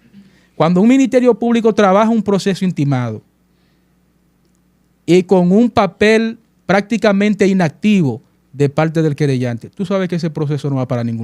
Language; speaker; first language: Spanish; native; Spanish